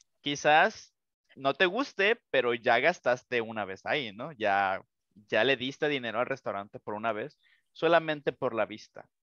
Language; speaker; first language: Spanish; native; Spanish